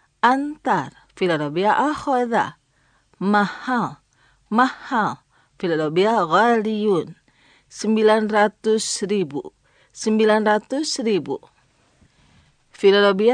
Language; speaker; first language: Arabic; non-native, fluent; Indonesian